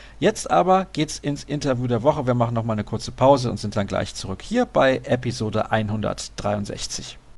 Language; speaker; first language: German; native; German